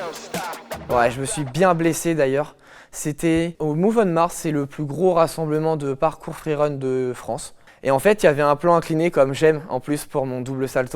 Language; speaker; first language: French; native; French